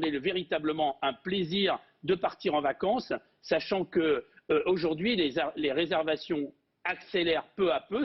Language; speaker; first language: French; native; French